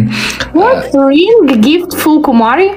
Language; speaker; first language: English; non-native, learner; Russian